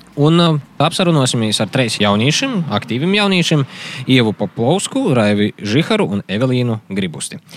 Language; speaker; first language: Latvian; native; Latvian